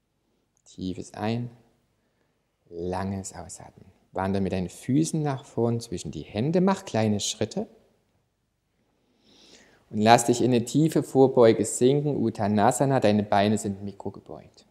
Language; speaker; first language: German; native; German